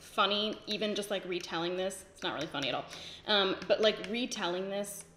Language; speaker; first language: English; native; English